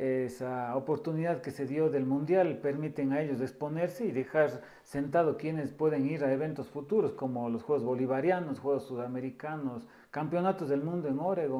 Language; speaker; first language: Spanish; native; Spanish